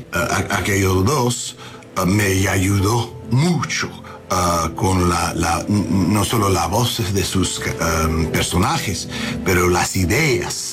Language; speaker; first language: Spanish; non-native, learner; English